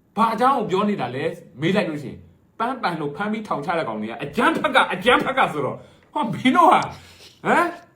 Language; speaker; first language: Burmese; native; Burmese